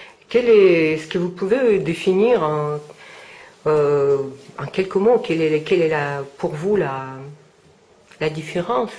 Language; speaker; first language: French; non-native, fluent; Russian